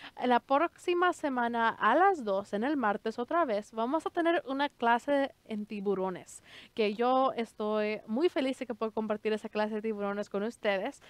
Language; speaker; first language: Spanish; early bilingual, heritage; Spanish